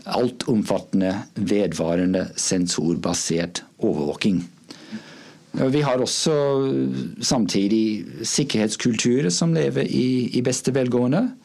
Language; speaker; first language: Norwegian; non-native, fluent; English